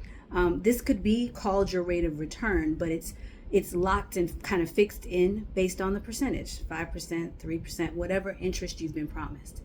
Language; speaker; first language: English; native; English